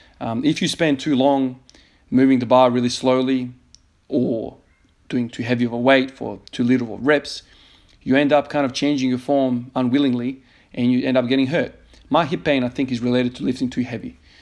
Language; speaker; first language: English; native; English